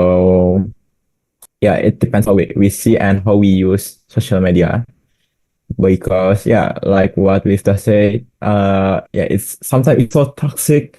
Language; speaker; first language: English; non-native, learner; Indonesian